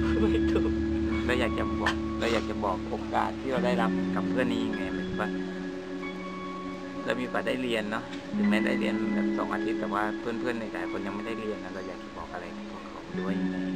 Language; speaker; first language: Thai; native; Thai